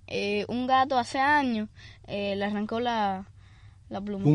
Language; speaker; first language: Spanish; early bilingual, other home language; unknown